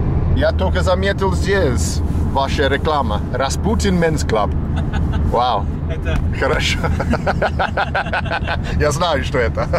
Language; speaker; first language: Russian; non-native, learner; English